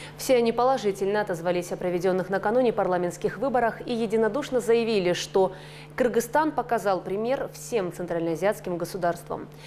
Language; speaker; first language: Russian; non-native, local second language; Kyrgyz